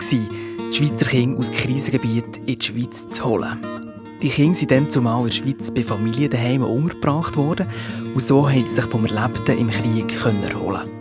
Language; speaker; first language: German; native; German